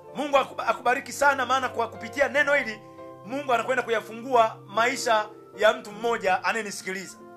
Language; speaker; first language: Swahili; native; Swahili